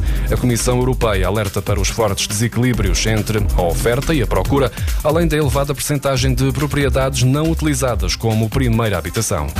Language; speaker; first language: Portuguese; native; Portuguese